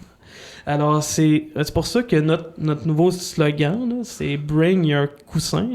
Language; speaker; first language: French; native; French